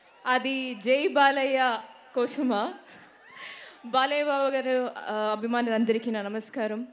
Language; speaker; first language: Telugu; non-native, learner; Malayalam